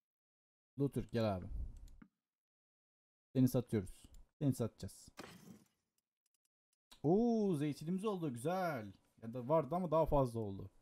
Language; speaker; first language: Turkish; native; Turkish